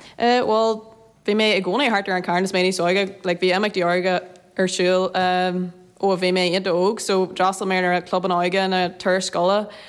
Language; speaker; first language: Irish; native; Irish